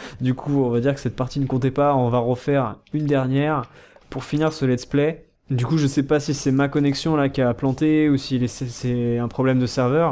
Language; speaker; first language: French; native; French